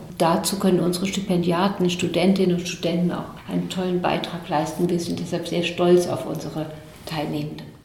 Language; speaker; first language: German; native; German